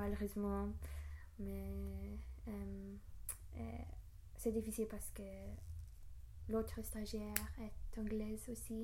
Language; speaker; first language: French; non-native, learner; English